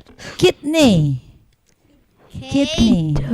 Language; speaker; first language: English; non-native, learner; Indonesian